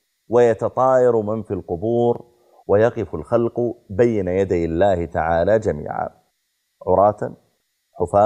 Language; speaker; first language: Arabic; native; Arabic